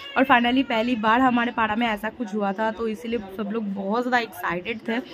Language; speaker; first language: Hindi; non-native, local second language; Bangla